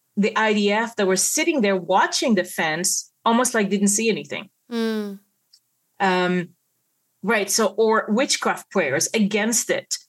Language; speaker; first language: English; non-native, fluent; Hebrew